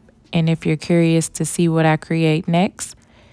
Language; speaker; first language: English; native; English